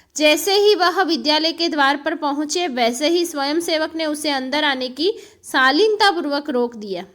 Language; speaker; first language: Hindi; non-native, local second language; Gujarati